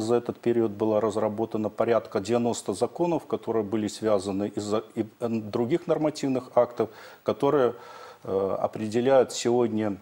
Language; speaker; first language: Russian; native; Russian